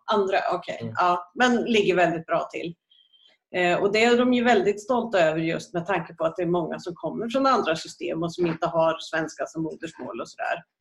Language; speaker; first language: Swedish; native; Swedish